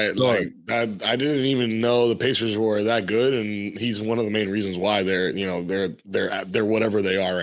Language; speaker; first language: English; native; English